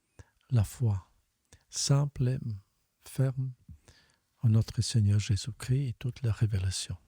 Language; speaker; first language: French; non-native, fluent; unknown